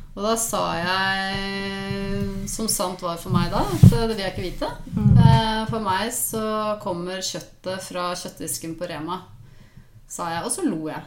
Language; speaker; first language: Norwegian; native; Norwegian